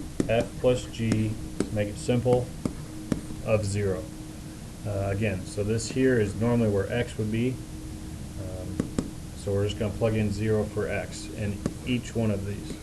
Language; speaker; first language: English; native; English